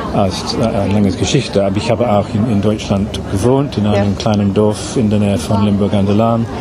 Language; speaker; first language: German; non-native, fluent; English